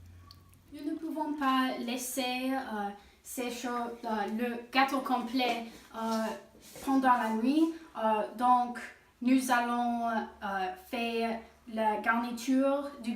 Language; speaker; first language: French; non-native, learner; English